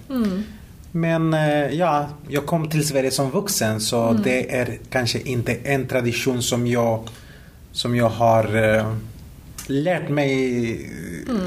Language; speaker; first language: Swedish; non-native, fluent; Spanish